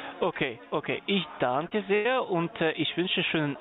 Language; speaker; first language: German; non-native, fluent; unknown